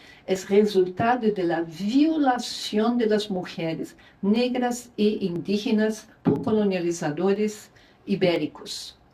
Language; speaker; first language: Spanish; non-native, fluent; Luxembourgish